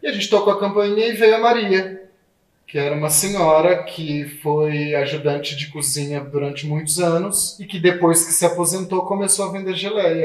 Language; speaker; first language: Portuguese; native; Portuguese